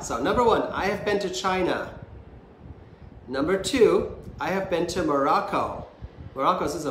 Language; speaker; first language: English; native; English